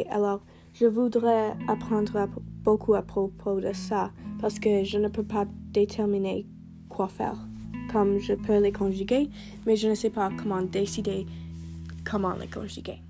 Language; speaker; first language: French; non-native, learner; English